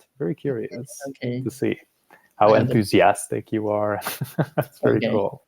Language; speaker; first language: English; non-native, fluent; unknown